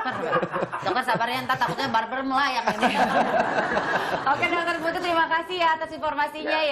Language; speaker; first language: Indonesian; native; Indonesian